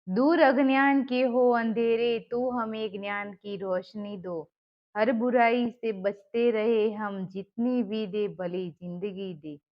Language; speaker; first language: Hindi; non-native, local second language; Gujarati